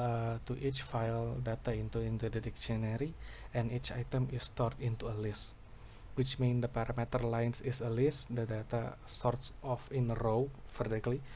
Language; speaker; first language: English; non-native, local second language; Indonesian